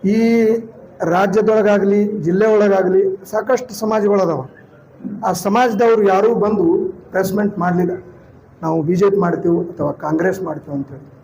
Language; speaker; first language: Kannada; non-native, local second language; Lambadi